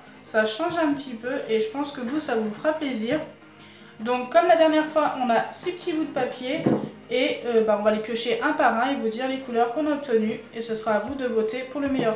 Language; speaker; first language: French; native; French